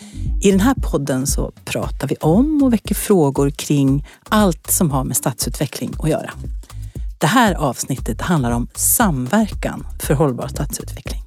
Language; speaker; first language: Swedish; native; Swedish